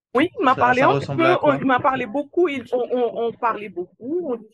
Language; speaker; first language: French; non-native, local second language; Wolof